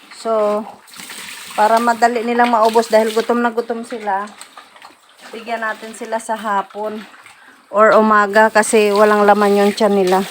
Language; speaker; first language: Filipino; non-native, local second language; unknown